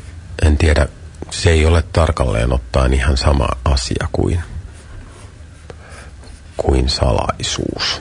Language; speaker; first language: Finnish; native; Finnish